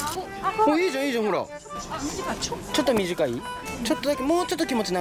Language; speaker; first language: Japanese; native; Japanese